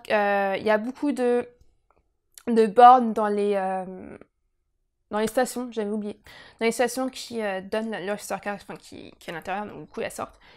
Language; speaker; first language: French; native; French